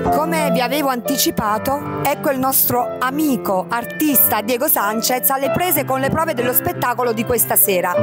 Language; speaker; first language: Italian; native; Italian